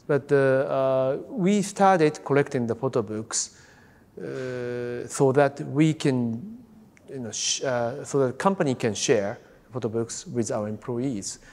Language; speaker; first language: English; non-native, fluent; Japanese